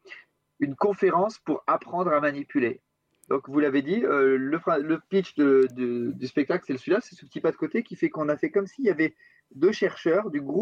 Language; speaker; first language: French; native; French